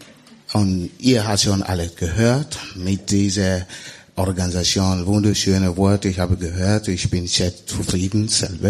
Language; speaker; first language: German; non-native, learner; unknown